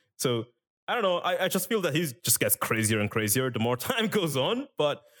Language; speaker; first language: English; non-native, fluent; Italian